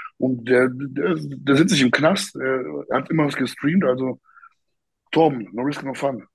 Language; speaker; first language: German; early bilingual, other home language; Polish